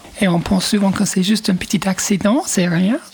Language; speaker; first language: French; non-native, fluent; English